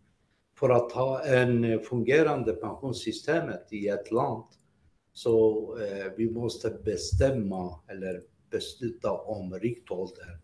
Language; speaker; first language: Swedish; non-native, fluent; Greek